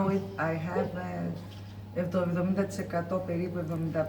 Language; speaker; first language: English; non-native, learner; Greek